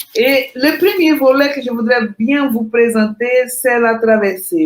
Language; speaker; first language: French; non-native, fluent; Portuguese